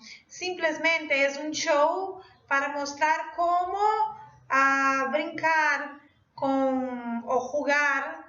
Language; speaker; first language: Spanish; non-native, fluent; Portuguese